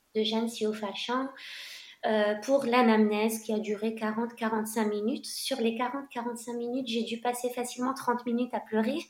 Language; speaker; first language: French; non-native, local second language; Arabic